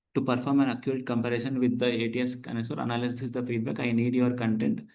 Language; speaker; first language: English; non-native, local second language; Telugu